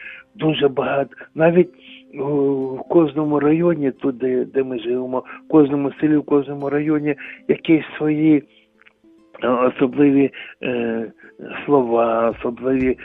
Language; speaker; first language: Ukrainian; non-native, local second language; Russian